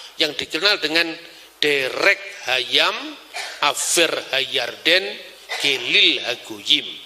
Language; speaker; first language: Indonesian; non-native, local second language; Javanese